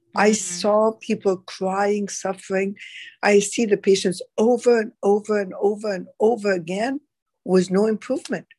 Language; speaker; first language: English; non-native, fluent; Arabic